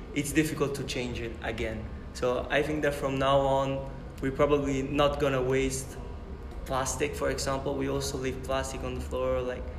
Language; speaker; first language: English; non-native, fluent; Italian